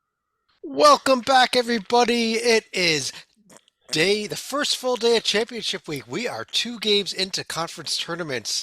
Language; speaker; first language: English; native; English